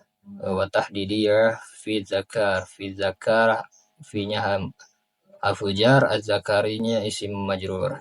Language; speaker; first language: Arabic; non-native, learner; Indonesian